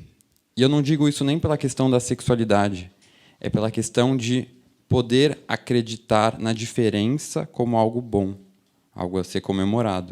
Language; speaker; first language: Portuguese; native; Portuguese